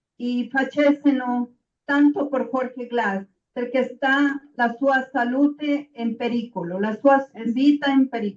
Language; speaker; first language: Italian; non-native, learner; Spanish